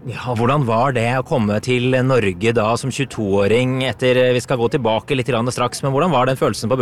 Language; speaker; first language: Norwegian; native; Norwegian